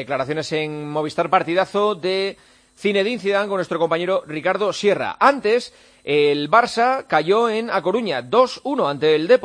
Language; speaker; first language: Spanish; native; Spanish